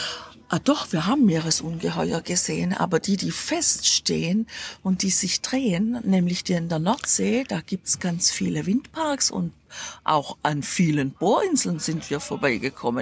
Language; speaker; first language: German; native; German